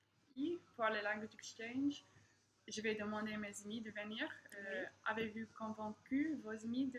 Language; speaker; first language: French; non-native, learner; English